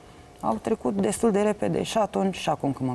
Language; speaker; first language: Romanian; native; Romanian